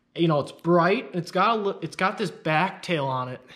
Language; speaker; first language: English; native; English